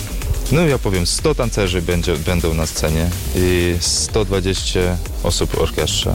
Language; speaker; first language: Polish; non-native, learner; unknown